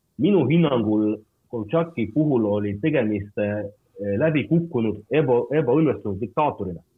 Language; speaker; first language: Estonian; non-native, local second language; Russian